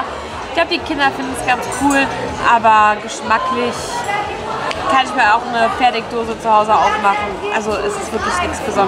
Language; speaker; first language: German; native; German